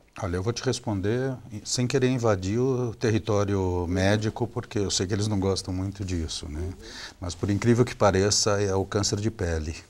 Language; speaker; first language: Portuguese; native; Portuguese